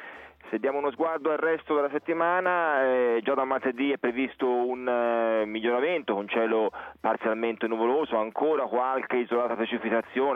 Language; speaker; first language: Italian; native; Italian